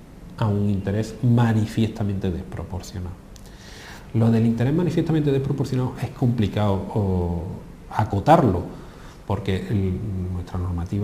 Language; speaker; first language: Spanish; native; Spanish